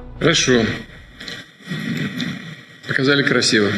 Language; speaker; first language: Russian; native; Russian